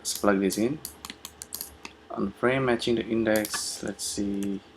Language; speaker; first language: English; non-native, fluent; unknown